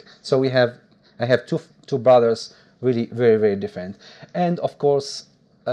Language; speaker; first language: English; non-native, fluent; Arabic